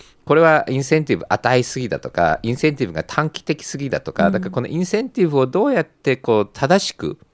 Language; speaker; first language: Japanese; native; Japanese